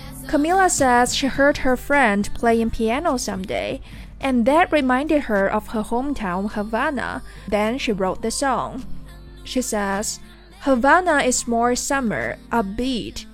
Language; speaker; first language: English; non-native, fluent; Chinese